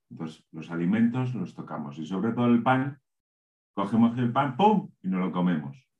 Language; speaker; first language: Spanish; native; Spanish